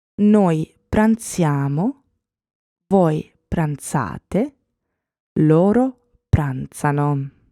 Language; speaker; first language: Italian; non-native, fluent; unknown